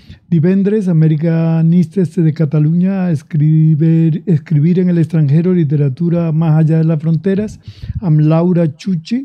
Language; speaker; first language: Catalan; non-native, learner; Spanish